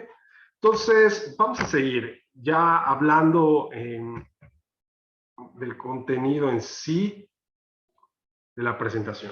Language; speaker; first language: Spanish; native; Spanish